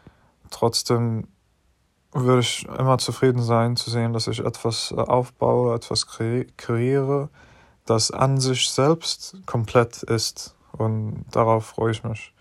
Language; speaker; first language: German; non-native, fluent; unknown